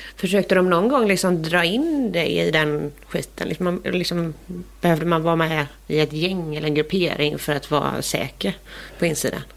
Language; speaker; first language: Swedish; native; Swedish